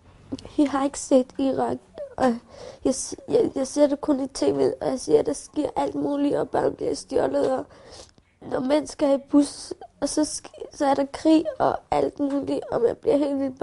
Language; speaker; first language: Danish; early bilingual, other home language; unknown